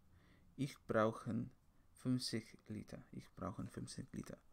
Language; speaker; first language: German; non-native, learner; English